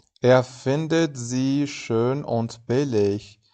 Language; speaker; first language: German; non-native, fluent; Persian